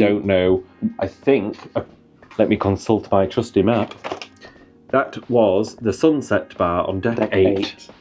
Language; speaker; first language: English; native; English